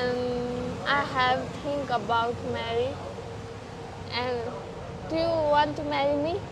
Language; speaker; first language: English; non-native, learner; Nepali